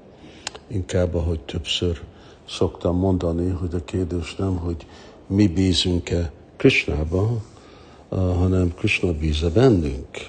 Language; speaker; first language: Hungarian; early bilingual, heritage; Hungarian